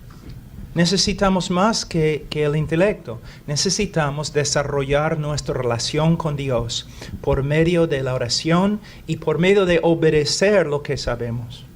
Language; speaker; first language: Spanish; non-native, fluent; English